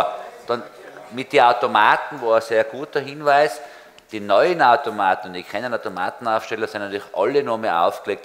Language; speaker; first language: German; native; German